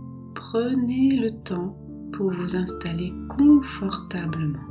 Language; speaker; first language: French; native; French